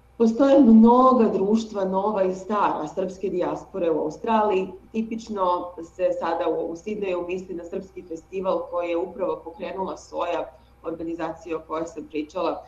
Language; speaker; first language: Serbian; native; Serbian